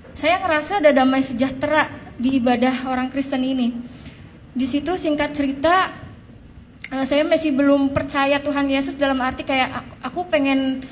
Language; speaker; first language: Indonesian; native; Indonesian